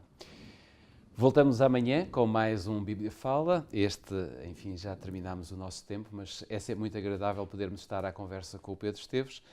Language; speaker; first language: Portuguese; native; Portuguese